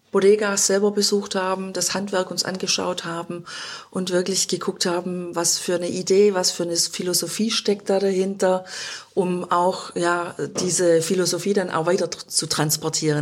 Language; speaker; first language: German; native; German